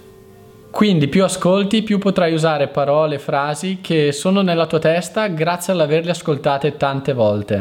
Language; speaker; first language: Italian; native; Italian